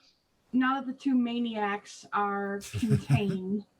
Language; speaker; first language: English; native; English